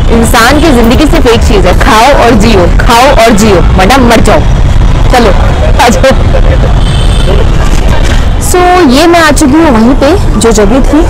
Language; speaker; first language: Hindi; native; Hindi